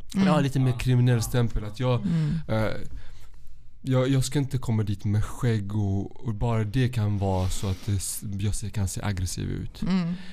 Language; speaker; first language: Swedish; early bilingual, other home language; Arabic